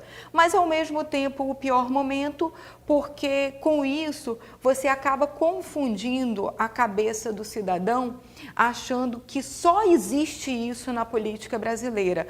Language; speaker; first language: Portuguese; native; Portuguese